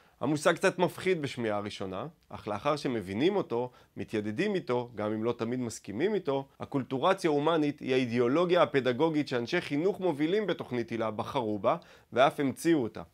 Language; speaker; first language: Hebrew; native; Hebrew